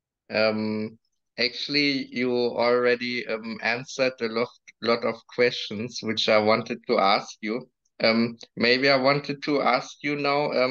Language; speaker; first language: English; non-native, fluent; German